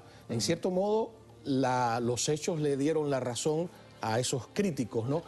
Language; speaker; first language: Spanish; native; Spanish